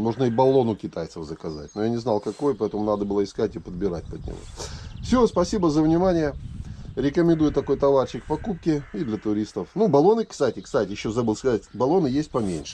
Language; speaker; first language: Russian; native; Russian